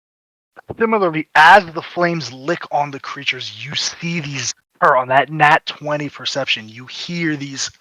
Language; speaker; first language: English; native; English